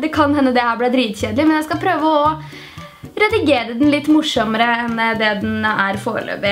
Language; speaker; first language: Norwegian; native; Norwegian